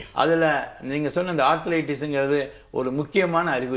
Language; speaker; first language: Tamil; native; Tamil